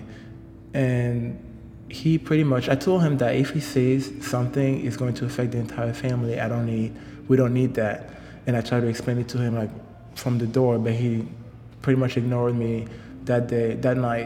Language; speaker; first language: English; non-native, local second language; French